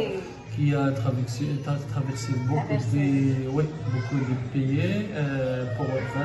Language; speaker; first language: French; non-native, local second language; Arabic